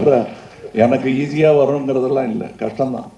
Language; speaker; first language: Tamil; native; Tamil